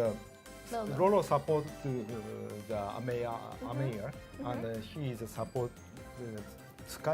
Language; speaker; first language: English; non-native, learner; Japanese